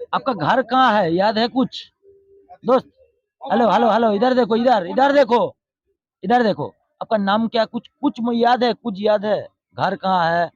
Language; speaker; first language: Hindi; non-native, local second language; Bangla